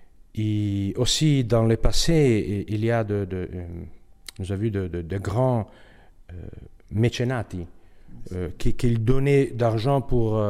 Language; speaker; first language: French; non-native, learner; Italian